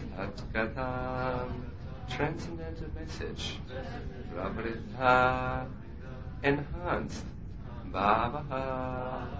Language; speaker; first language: English; non-native, fluent; German